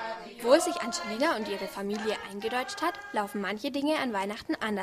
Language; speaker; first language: German; native; German